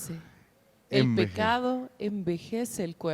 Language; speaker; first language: Spanish; native; Spanish